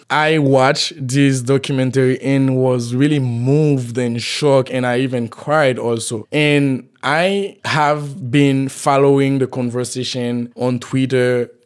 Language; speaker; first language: English; non-native, fluent; Haitian Creole